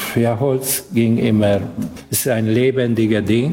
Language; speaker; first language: German; non-native, local second language; Hungarian